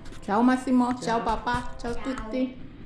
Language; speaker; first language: Italian; non-native, learner; Thai